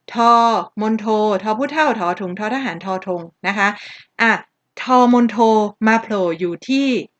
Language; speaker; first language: Thai; native; Thai